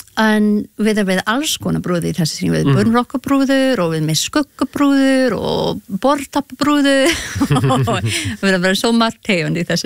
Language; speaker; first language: Icelandic; non-native, learner; English